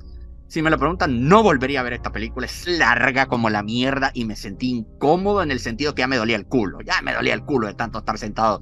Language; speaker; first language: Spanish; native; Spanish